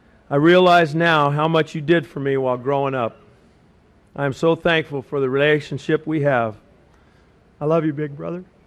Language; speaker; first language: English; native; English